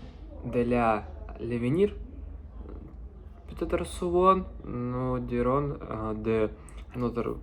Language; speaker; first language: French; non-native, learner; Russian